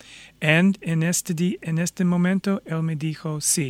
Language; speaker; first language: Spanish; non-native, fluent; English